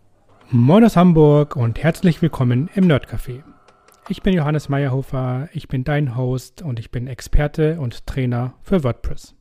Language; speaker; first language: German; native; German